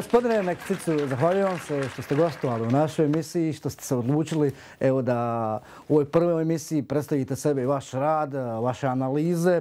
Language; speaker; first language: Croatian; native; Croatian